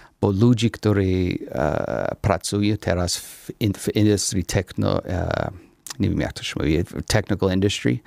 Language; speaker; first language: Polish; non-native, learner; English